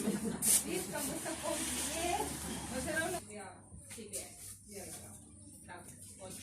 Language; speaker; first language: Russian; non-native, local second language; Estonian